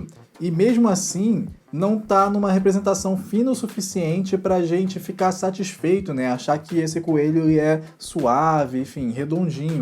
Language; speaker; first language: Portuguese; native; Portuguese